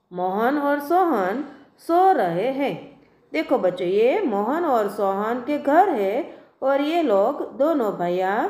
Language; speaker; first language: Hindi; non-native, local second language; Gujarati